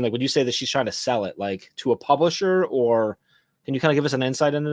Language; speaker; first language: English; native; English